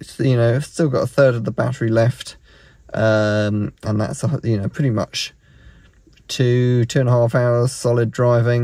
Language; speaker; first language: English; native; English